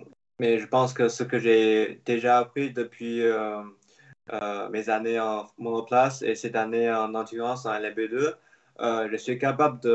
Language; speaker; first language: French; non-native, fluent; Chinese